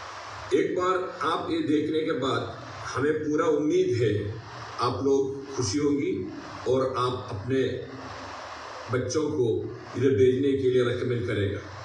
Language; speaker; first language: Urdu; non-native, local second language; Malayalam